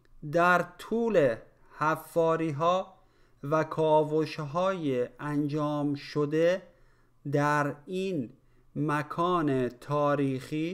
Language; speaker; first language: Persian; native; Persian